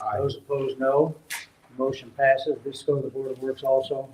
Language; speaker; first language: English; native; English